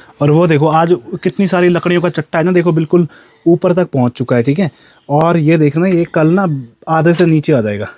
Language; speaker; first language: Hindi; native; Hindi